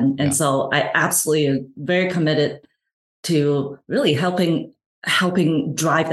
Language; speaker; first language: English; non-native, local second language; Cantonese